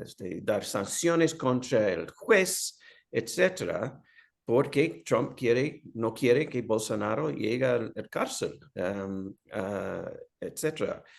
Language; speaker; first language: Spanish; non-native, fluent; English